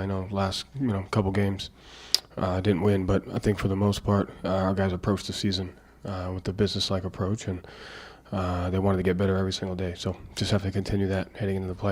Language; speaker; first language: English; native; English